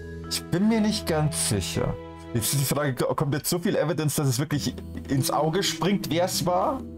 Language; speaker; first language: German; native; German